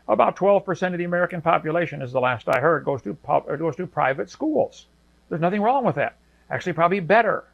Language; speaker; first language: English; native; English